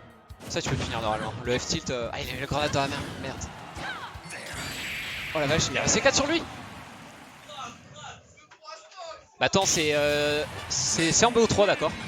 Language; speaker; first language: French; native; French